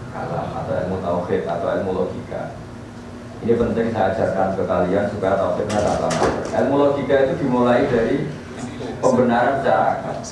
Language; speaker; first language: Malay; non-native, local second language; Javanese